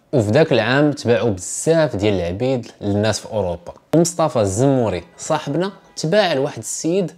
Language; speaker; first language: Arabic; native; Arabic